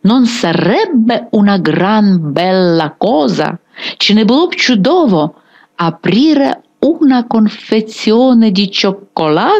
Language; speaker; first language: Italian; non-native, fluent; Ukrainian